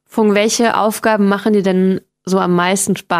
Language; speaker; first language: German; native; German